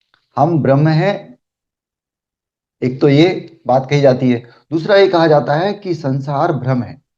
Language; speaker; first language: Hindi; native; Hindi